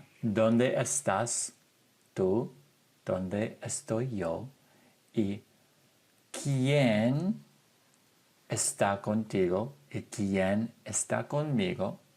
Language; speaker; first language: Spanish; non-native, fluent; English